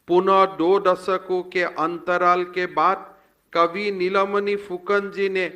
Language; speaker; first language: Hindi; non-native, local second language; Assamese